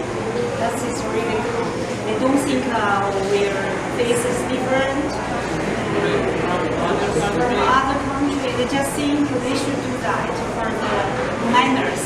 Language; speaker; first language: English; non-native, learner; Chinese